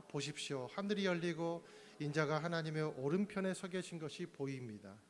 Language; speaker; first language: Korean; native; Korean